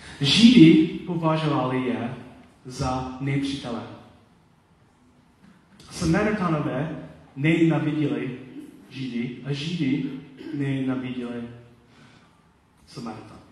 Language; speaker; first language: Czech; non-native, learner; Polish